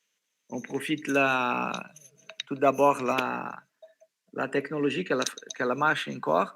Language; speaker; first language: French; non-native, fluent; Portuguese